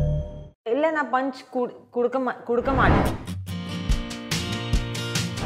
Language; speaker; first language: Tamil; non-native, learner; Hindi